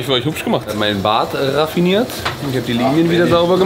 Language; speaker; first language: German; native; German